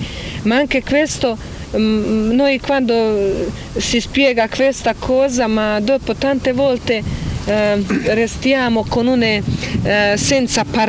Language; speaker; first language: Italian; non-native, learner; Croatian